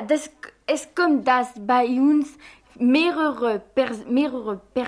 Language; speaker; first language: German; non-native, fluent; French